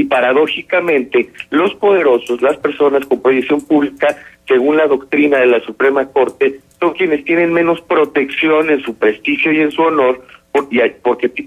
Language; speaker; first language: Spanish; native; Spanish